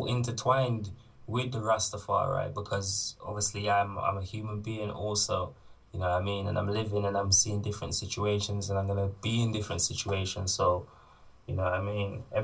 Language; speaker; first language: English; native; English